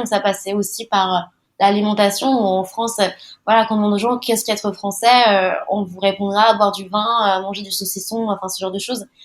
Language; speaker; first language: French; early bilingual, other home language; Malagasy